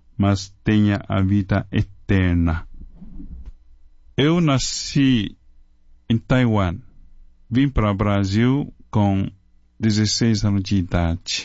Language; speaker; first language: Portuguese; non-native, fluent; Chinese